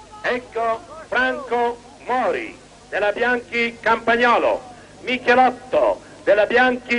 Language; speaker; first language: Italian; native; Italian